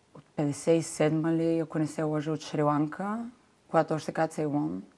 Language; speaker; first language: Bulgarian; native; Bulgarian